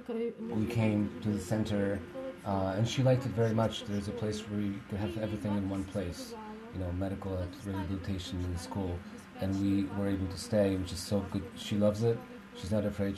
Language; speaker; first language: English; non-native, fluent; Polish